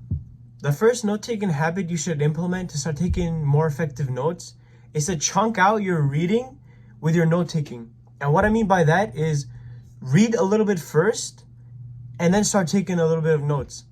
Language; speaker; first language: English; native; English